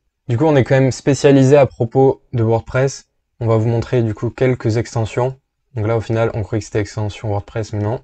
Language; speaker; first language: French; native; French